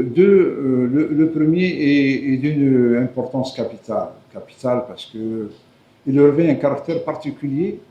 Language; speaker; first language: French; non-native, local second language; Arabic